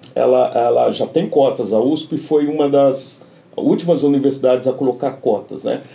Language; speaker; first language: Portuguese; native; Portuguese